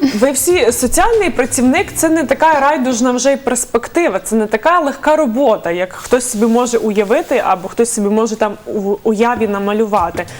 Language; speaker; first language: Ukrainian; native; Ukrainian